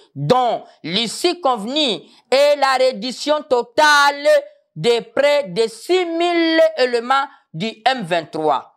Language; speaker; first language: French; non-native, local second language; Swahili